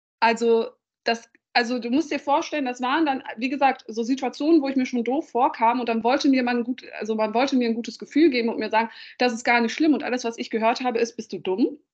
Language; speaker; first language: German; early bilingual, other home language; Dutch